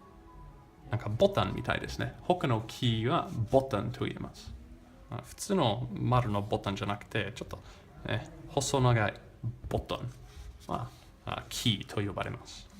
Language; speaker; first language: Japanese; non-native, learner; English